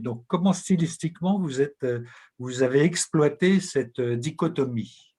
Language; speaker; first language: French; native; French